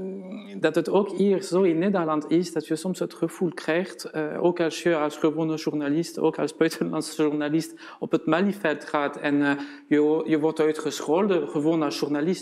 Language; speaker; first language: Dutch; non-native, fluent; French